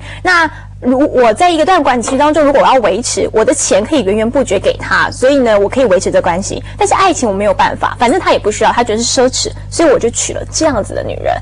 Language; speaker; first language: Chinese; native; Chinese